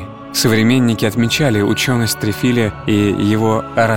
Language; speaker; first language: Russian; native; Russian